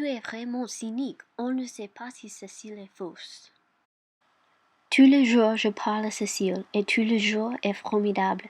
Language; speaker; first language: French; non-native, learner; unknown